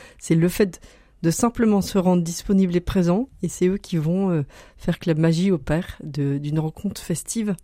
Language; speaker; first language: French; native; French